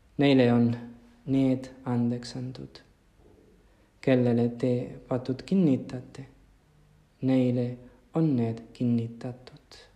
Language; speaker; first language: Estonian; non-native, fluent; Spanish